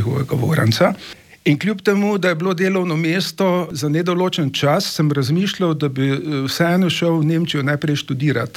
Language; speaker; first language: Slovenian; native; Slovenian